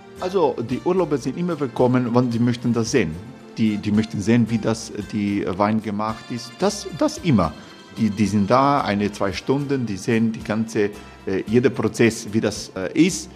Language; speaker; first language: German; non-native, learner; Croatian